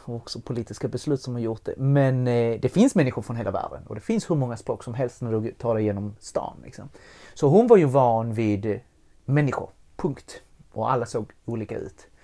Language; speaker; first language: Swedish; early bilingual, other home language; Spanish